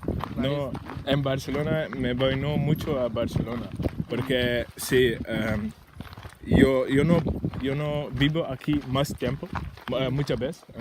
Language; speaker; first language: Spanish; non-native, learner; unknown